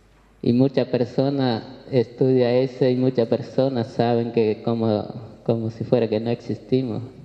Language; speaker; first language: Spanish; non-native, local second language; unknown